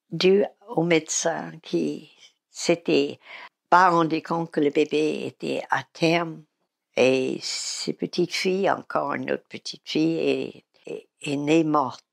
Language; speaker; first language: French; non-native, fluent; English